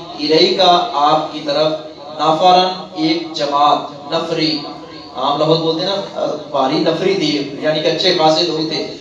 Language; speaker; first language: Urdu; non-native, local second language; Punjabi